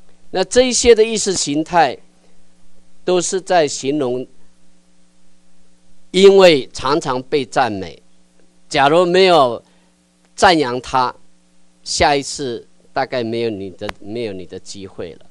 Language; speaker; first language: Chinese; non-native, local second language; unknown